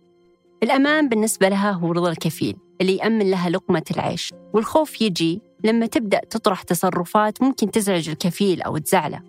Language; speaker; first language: Arabic; native; Arabic